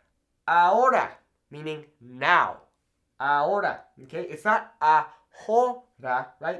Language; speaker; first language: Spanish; non-native, fluent; English